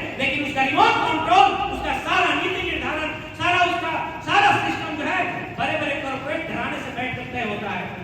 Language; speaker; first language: Hindi; native; Hindi